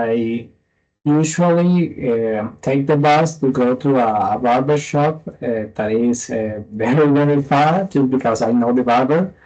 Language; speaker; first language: English; non-native, fluent; Spanish